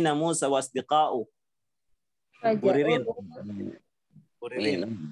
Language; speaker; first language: Arabic; non-native, fluent; Indonesian